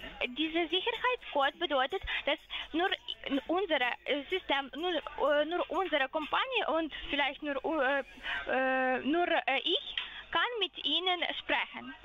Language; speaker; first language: German; non-native, learner; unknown